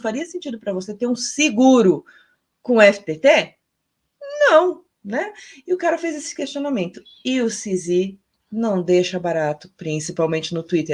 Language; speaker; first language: Portuguese; native; Portuguese